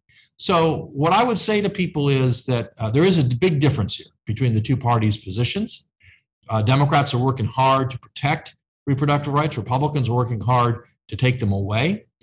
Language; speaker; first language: English; native; English